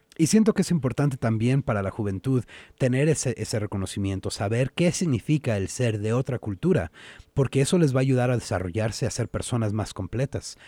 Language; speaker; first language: Spanish; early bilingual, heritage; Spanish